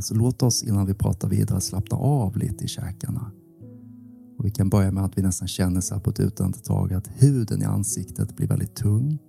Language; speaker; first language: Swedish; native; Swedish